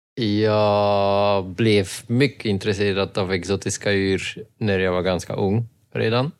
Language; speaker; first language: Swedish; non-native, fluent; Dutch